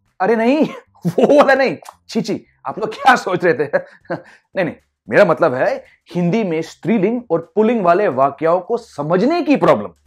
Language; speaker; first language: Hindi; non-native, local second language; English